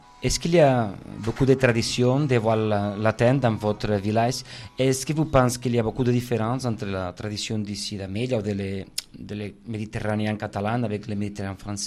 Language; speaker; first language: French; non-native, fluent; Catalan